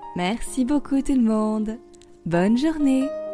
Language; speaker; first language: French; native; French